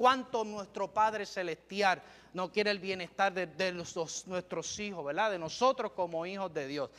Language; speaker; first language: Spanish; native; Spanish